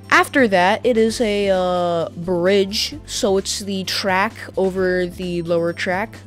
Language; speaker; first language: English; native; English